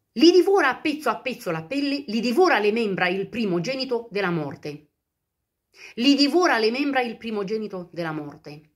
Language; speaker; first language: Italian; non-native, fluent; Romanian